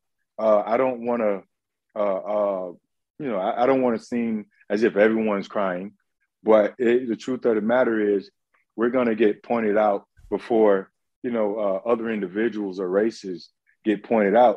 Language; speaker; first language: English; native; English